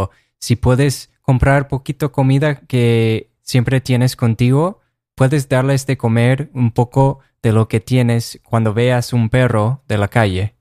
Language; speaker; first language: Spanish; non-native, fluent; English